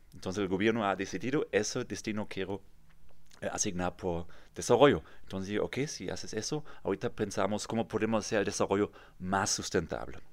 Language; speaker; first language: Spanish; non-native, fluent; German